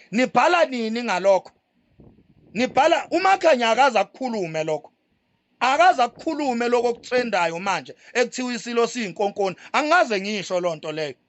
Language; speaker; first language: Zulu; native; Zulu